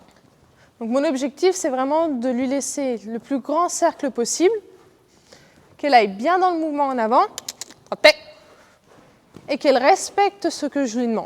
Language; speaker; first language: French; native; French